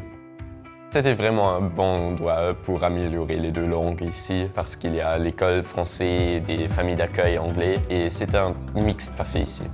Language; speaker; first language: French; non-native, learner; German